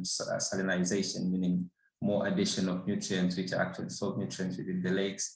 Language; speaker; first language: English; non-native, local second language; Swahili